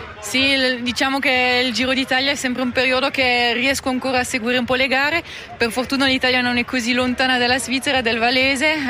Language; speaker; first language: Italian; non-native, local second language; French